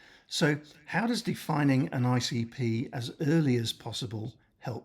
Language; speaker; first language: English; native; English